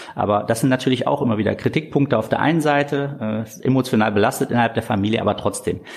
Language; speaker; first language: German; native; German